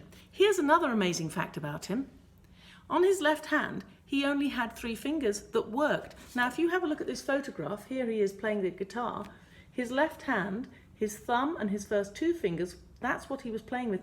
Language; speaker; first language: English; native; English